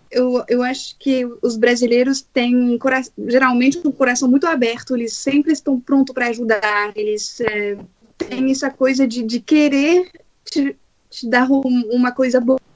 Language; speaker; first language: Portuguese; non-native, fluent; French